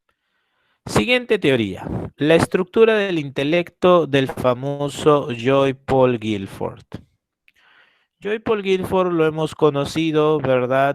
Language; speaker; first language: Spanish; native; Spanish